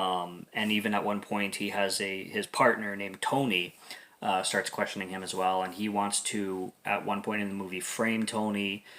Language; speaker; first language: English; native; English